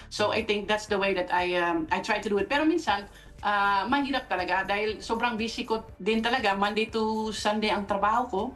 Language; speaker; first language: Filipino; non-native, fluent; Dutch